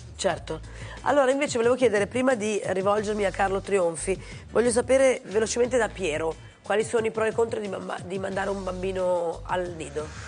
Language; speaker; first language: Italian; native; Italian